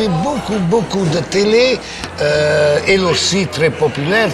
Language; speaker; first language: French; non-native, fluent; Italian